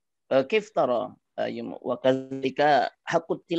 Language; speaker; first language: Arabic; non-native, fluent; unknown